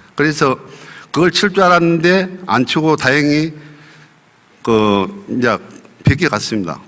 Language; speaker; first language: Korean; native; Korean